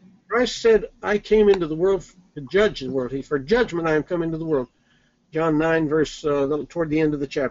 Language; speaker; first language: English; native; English